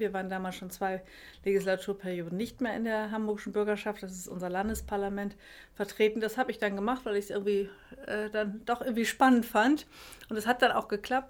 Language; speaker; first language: German; native; German